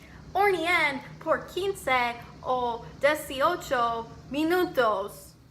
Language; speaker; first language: Spanish; non-native, learner; English